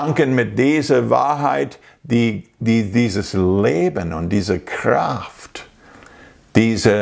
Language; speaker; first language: German; non-native, fluent; English